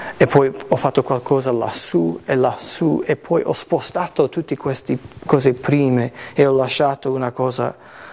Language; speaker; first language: Italian; non-native, fluent; English